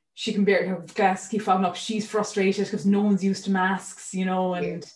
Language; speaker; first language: English; native; English